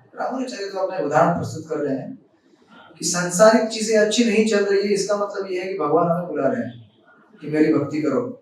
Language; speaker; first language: Hindi; native; Hindi